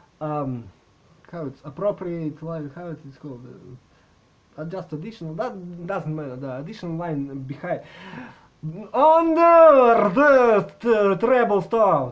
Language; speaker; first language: English; non-native, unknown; Russian